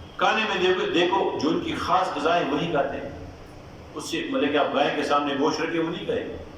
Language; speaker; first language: Urdu; non-native, local second language; Pashto